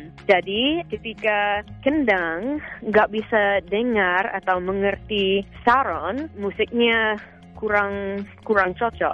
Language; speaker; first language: Indonesian; non-native, fluent; English